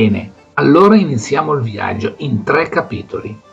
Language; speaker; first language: Italian; native; Italian